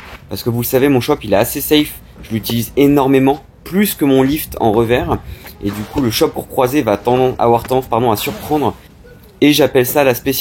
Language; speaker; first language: French; native; French